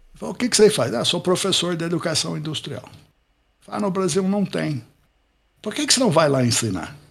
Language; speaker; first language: Portuguese; non-native, fluent; English